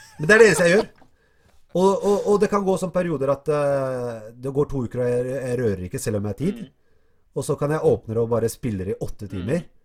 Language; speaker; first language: Norwegian; early bilingual, other home language; Arabic